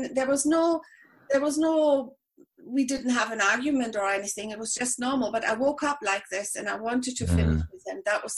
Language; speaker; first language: English; non-native, fluent; German